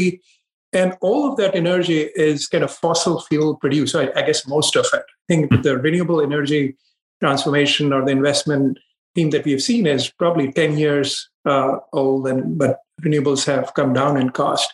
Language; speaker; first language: English; non-native, local second language; Hindi